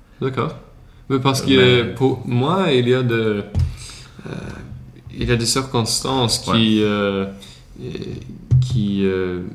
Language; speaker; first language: French; non-native, learner; Swedish